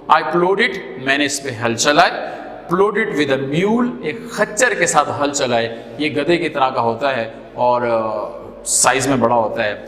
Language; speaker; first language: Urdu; non-native, local second language; Punjabi